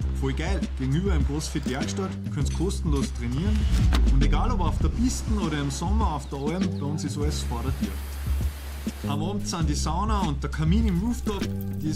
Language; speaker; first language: German; native; German